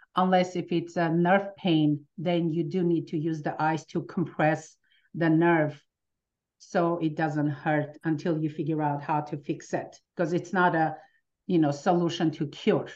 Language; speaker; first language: English; early bilingual, other home language; Armenian